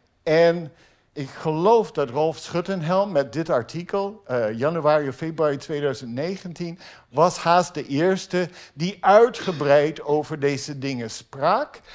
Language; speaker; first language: Dutch; non-native, fluent; English